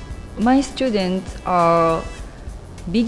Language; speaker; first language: English; non-native, learner; Japanese